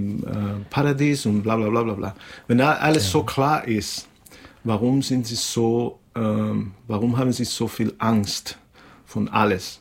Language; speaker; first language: German; non-native, fluent; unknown